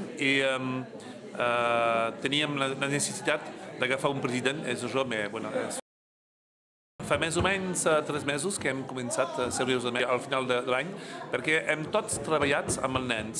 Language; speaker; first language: Catalan; non-native, local second language; French